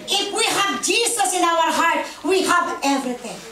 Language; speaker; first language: English; non-native, local second language; Filipino